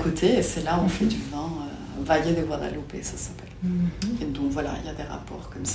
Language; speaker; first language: French; non-native, fluent; Spanish